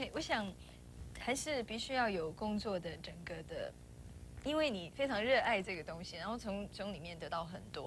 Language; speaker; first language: Chinese; non-native, local second language; Cantonese